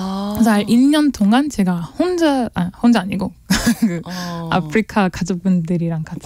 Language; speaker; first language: Korean; non-native, learner; French